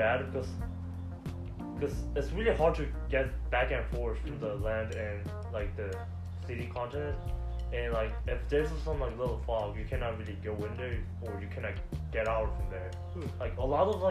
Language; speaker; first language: English; non-native, learner; Korean